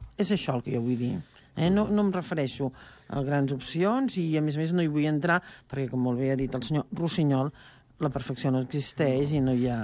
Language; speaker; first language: Catalan; native; Catalan